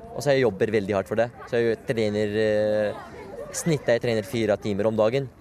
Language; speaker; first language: Norwegian; non-native, fluent; Arabic